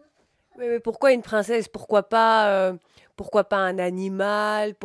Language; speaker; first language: French; native; French